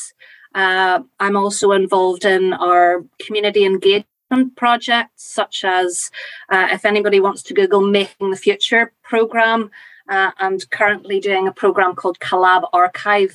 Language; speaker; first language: English; native; English